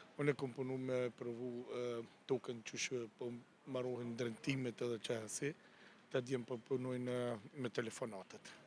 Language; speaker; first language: Albanian; native; Albanian